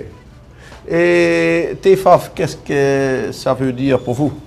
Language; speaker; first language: French; non-native, fluent; Dutch